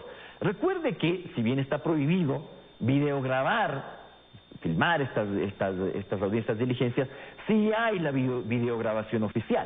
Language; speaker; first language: Spanish; native; Spanish